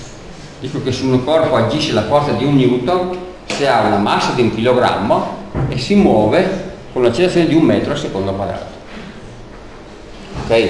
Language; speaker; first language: Italian; native; Italian